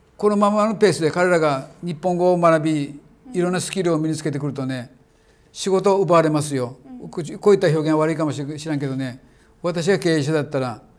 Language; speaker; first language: Japanese; native; Japanese